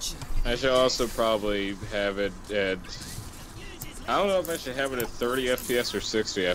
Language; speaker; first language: English; native; English